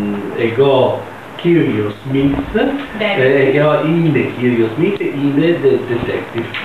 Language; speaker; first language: Greek; non-native, learner; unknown